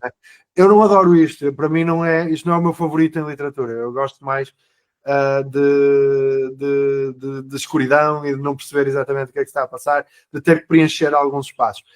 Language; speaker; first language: Portuguese; native; Portuguese